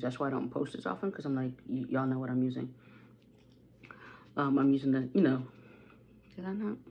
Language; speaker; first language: English; native; English